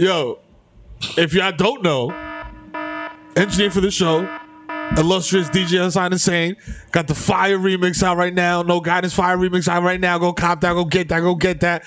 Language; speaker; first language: English; early bilingual, other home language; Spanish